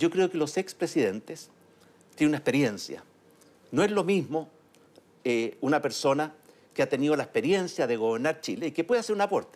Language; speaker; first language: Spanish; native; Spanish